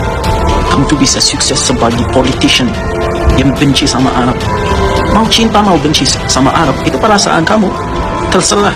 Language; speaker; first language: Indonesian; non-native, fluent; Arabic